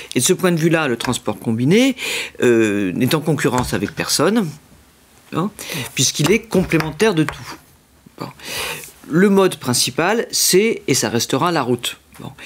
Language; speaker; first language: French; native; French